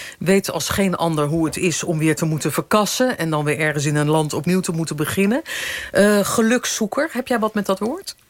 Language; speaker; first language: Dutch; native; Dutch